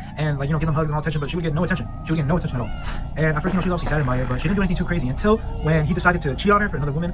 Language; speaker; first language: English; native; English